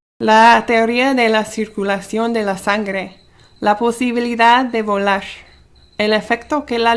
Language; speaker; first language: Spanish; early bilingual, heritage; Spanish